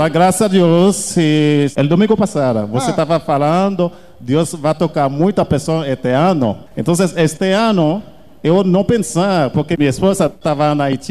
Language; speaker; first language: Portuguese; non-native, learner; Haitian Creole